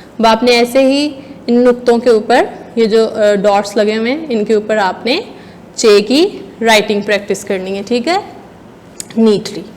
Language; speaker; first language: Hindi; non-native, local second language; Punjabi